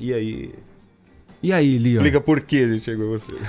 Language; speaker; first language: Portuguese; native; Portuguese